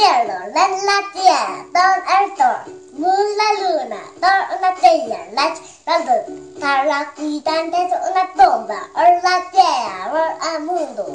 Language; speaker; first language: Spanish; non-native, learner; Korean